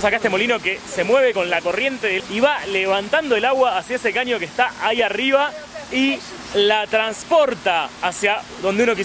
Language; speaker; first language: Spanish; native; Spanish